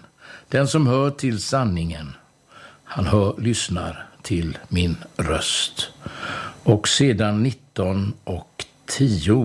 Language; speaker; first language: Swedish; native; Swedish